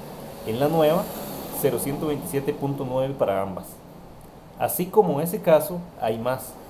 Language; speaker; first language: Spanish; native; Spanish